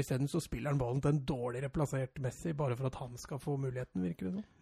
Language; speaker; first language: Norwegian; native; Norwegian